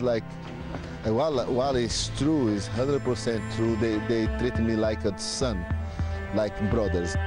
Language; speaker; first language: English; non-native, learner; Portuguese